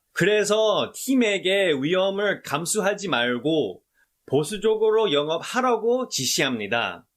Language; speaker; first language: Korean; non-native, fluent; English